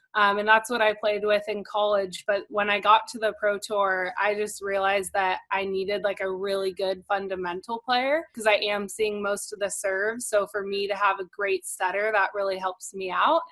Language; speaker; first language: English; native; English